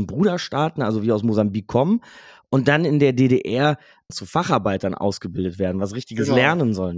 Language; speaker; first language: German; native; German